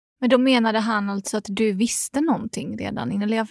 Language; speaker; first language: Swedish; native; Swedish